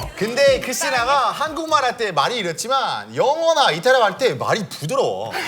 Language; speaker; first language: Korean; non-native, fluent; French